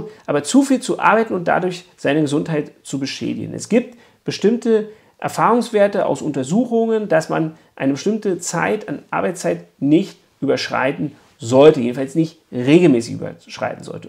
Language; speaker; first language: German; native; German